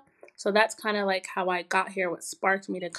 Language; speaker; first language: English; native; English